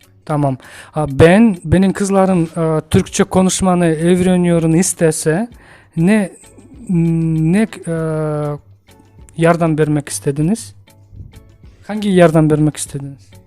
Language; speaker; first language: Turkish; non-native, learner; Kyrgyz